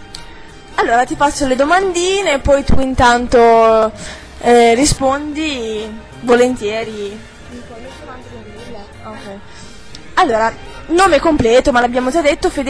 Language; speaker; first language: Italian; native; Italian